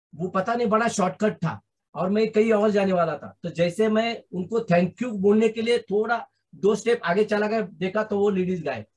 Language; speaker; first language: Hindi; non-native, local second language; Marathi